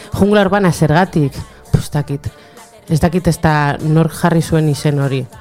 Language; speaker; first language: Basque; non-native, local second language; Spanish